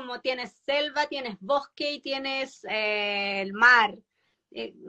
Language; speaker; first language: Spanish; native; Spanish